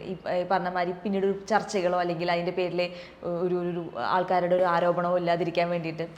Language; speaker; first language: Malayalam; native; Malayalam